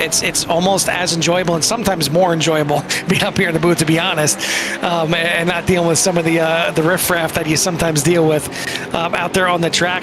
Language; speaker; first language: English; native; English